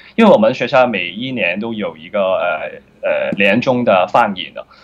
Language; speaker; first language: Chinese; non-native, fluent; Cantonese